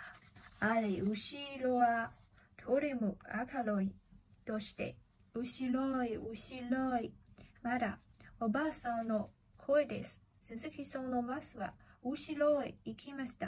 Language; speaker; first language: Japanese; non-native, learner; Chinese